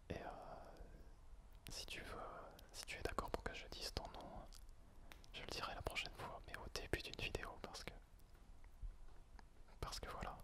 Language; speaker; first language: French; native; French